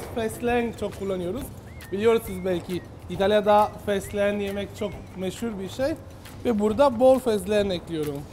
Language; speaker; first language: Turkish; non-native, learner; Italian